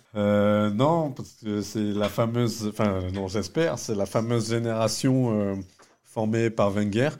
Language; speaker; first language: French; early bilingual, other home language; Vietnamese